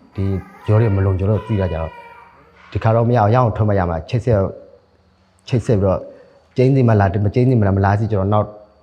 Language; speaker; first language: Burmese; native; Burmese